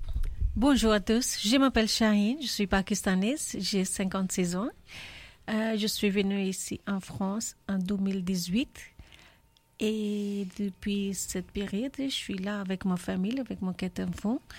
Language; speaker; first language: French; non-native, learner; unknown